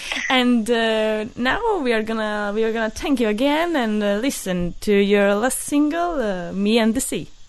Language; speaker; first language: English; non-native, learner; Italian